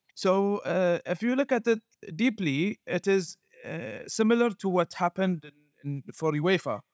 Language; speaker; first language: English; non-native, fluent; Arabic